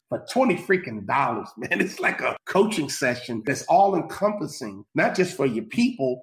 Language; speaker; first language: English; native; English